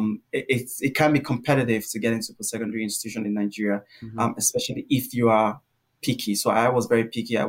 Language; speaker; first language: English; non-native, local second language; Igbo